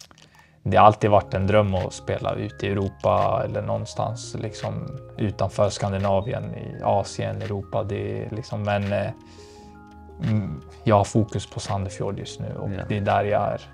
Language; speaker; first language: Swedish; early bilingual, other home language; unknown